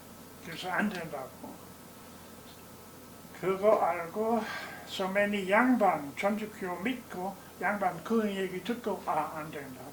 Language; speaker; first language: Korean; non-native, learner; English